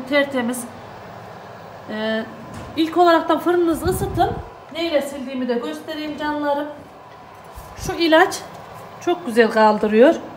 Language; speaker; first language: Turkish; native; Turkish